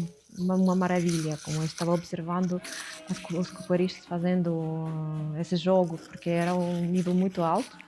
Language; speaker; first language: Portuguese; non-native, fluent; Russian